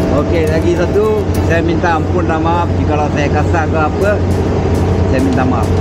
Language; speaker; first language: Malay; native; Malay